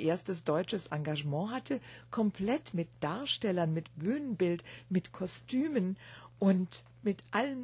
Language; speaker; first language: German; native; German